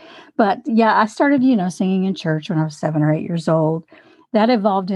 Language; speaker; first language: English; native; English